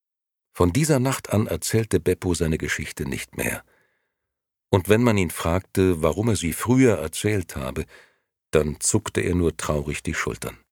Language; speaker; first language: German; native; German